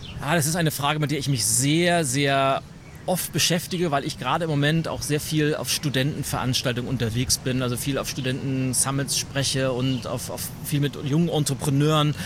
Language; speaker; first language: German; native; German